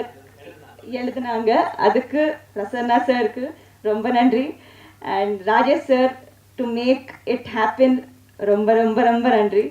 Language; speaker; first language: Tamil; non-native, learner; Telugu